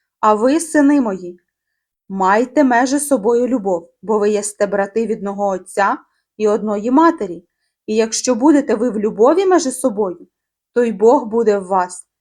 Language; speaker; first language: Ukrainian; native; Ukrainian